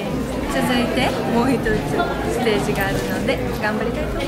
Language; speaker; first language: Japanese; native; Japanese